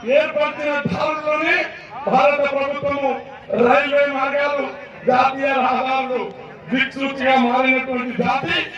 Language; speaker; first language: Telugu; non-native, local second language; Lambadi